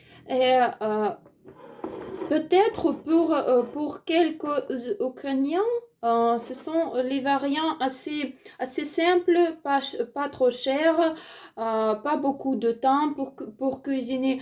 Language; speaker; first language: French; non-native, learner; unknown